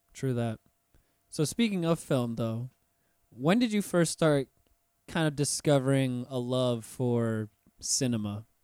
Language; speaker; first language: English; native; English